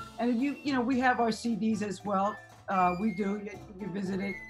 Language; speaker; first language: English; early bilingual, other home language; Spanish